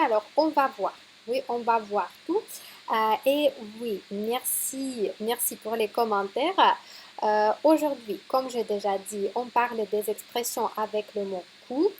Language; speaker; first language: French; non-native, fluent; Russian